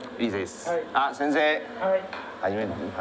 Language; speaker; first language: Japanese; non-native, learner; Chinese